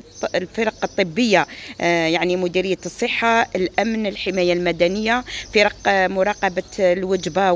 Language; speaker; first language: Arabic; native; Arabic